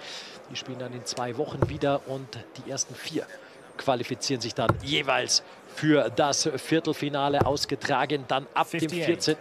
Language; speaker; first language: German; native; German